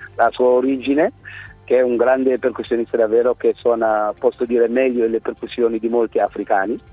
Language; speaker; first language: Italian; non-native, fluent; Wolof